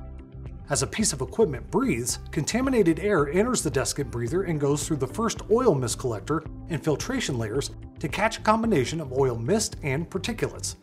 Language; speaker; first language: English; native; English